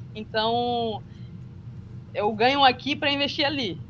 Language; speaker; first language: Portuguese; native; Portuguese